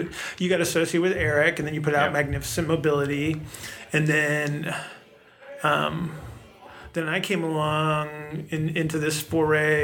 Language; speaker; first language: English; native; English